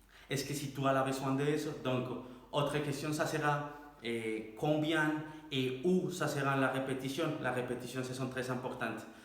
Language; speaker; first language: French; non-native, learner; Spanish